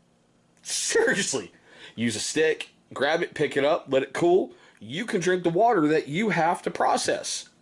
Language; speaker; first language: English; native; English